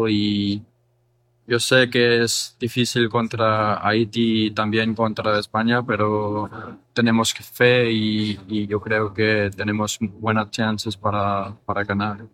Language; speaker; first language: Spanish; early bilingual, heritage; English